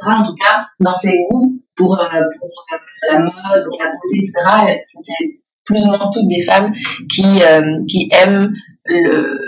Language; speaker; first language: French; native; French